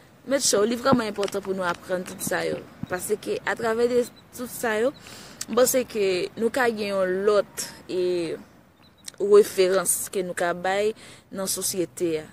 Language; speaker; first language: French; non-native, learner; Haitian Creole